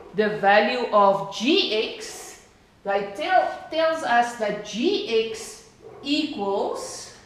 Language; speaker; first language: English; non-native, local second language; Afrikaans